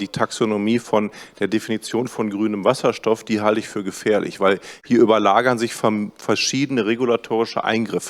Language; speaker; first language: German; native; German